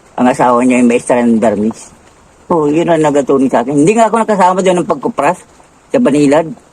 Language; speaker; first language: Filipino; native; Filipino